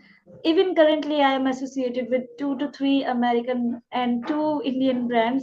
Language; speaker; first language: English; non-native, local second language; Hindi